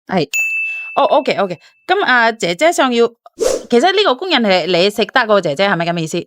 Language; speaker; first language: Cantonese; non-native, fluent; Indonesian